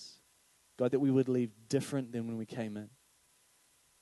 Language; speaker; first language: English; native; English